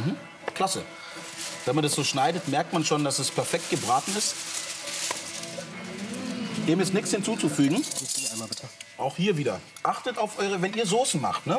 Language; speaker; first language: German; native; German